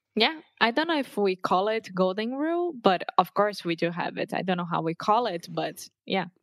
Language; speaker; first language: English; non-native, fluent; Portuguese